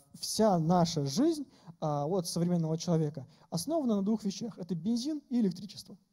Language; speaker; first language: Russian; native; Russian